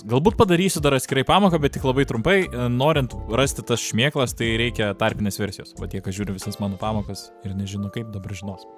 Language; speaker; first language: Lithuanian; native; Lithuanian